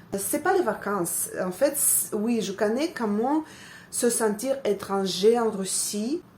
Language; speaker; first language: French; non-native, fluent; Russian